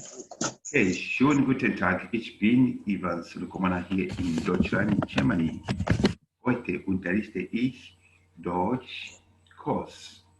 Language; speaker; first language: German; non-native, learner; Bemba